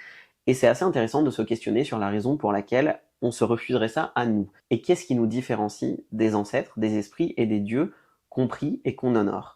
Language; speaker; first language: French; native; French